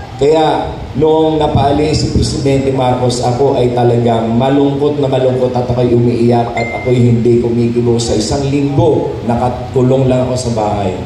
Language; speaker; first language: Filipino; non-native, local second language; Hiligaynon